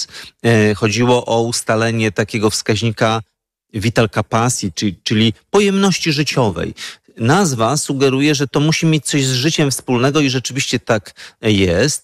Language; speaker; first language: Polish; native; Polish